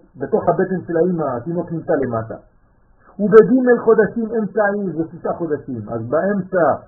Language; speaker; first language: Hebrew; non-native, fluent; French